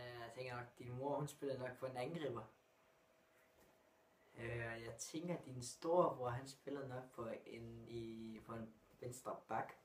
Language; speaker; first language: Danish; native; Danish